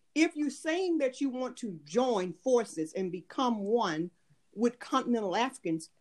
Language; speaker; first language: English; native; English